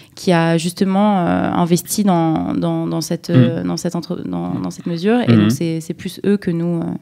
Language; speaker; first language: French; native; French